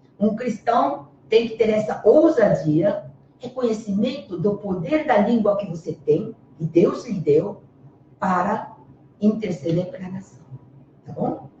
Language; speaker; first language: Portuguese; early bilingual, other home language; Korean